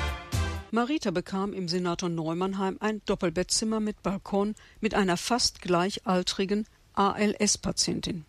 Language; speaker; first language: German; native; German